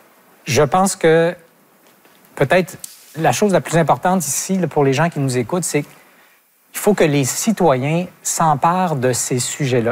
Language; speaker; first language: French; native; French